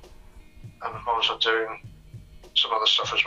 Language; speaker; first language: English; native; English